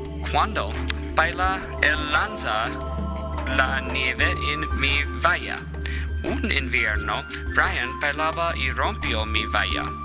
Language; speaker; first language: Spanish; non-native, learner; English